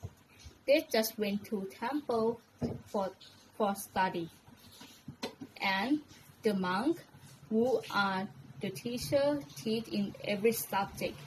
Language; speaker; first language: English; non-native, learner; Thai